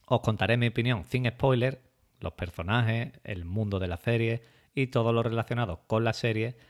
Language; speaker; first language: Spanish; native; Spanish